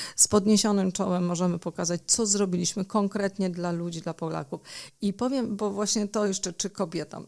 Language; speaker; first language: Polish; native; Polish